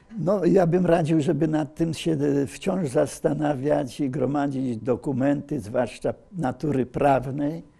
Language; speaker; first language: Polish; native; Polish